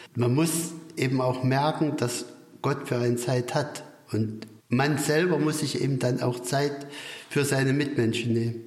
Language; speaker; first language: German; native; German